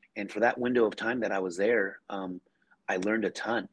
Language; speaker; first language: English; native; English